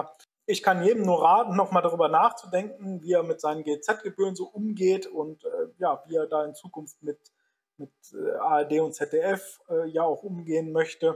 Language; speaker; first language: German; native; German